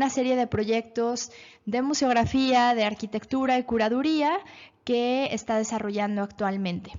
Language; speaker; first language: Spanish; native; Spanish